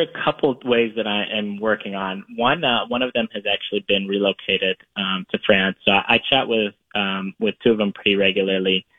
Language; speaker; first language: English; native; English